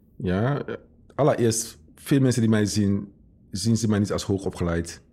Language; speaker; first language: Dutch; non-native, fluent; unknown